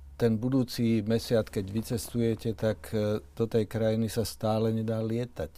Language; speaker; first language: Slovak; native; Slovak